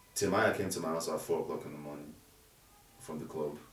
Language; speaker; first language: English; non-native, local second language; Yoruba